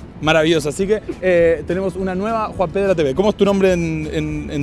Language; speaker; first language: Spanish; native; Spanish